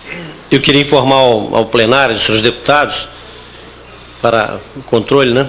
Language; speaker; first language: Portuguese; native; Portuguese